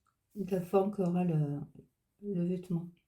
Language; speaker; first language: French; native; French